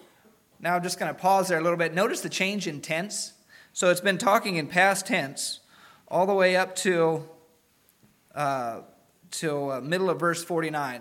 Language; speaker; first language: English; native; English